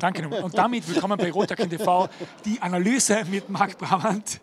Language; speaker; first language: German; native; German